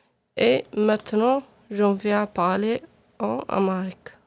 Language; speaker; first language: French; non-native, learner; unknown